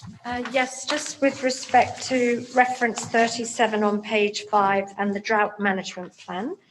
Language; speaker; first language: English; native; English